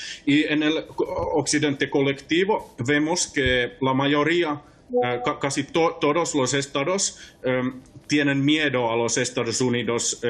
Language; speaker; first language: Spanish; non-native, fluent; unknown